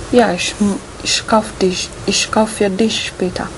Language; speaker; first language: German; non-native, learner; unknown